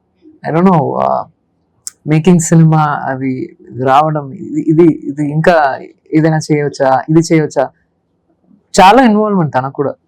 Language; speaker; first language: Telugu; non-native, learner; Tamil